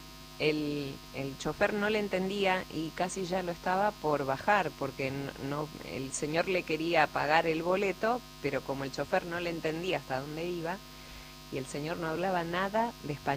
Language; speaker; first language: Spanish; native; Spanish